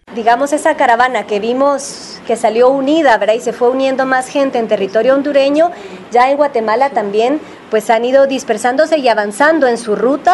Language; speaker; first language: Spanish; native; Spanish